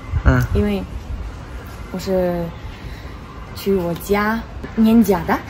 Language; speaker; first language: Chinese; non-native, learner; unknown